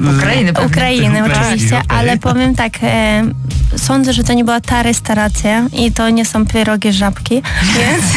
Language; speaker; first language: Polish; non-native, fluent; Ukrainian